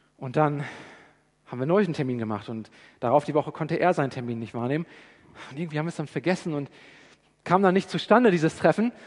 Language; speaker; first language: German; native; German